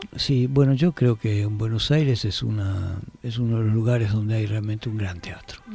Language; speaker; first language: Spanish; native; Spanish